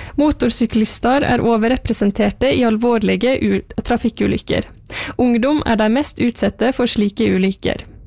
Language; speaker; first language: Norwegian; native; Norwegian